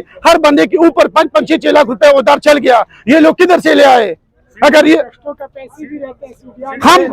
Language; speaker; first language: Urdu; non-native, local second language; Pashto